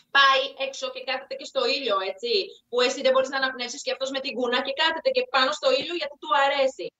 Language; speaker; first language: Greek; non-native, fluent; Czech